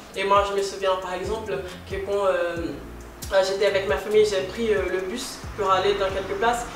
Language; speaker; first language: French; non-native, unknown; Portuguese